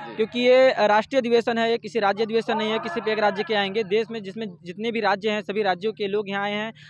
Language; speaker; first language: Hindi; native; Hindi